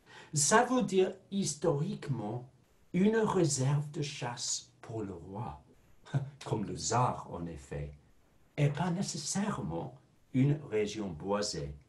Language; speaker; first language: French; non-native, fluent; English